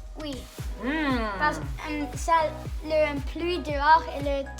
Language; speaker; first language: French; non-native, learner; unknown